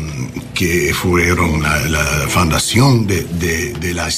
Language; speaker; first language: Spanish; non-native, learner; English